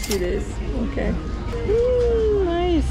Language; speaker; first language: English; non-native, learner; Turkish